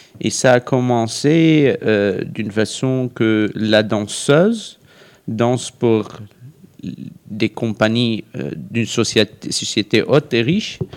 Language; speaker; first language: French; non-native, local second language; Arabic